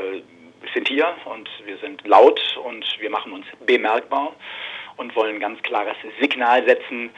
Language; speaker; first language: German; native; German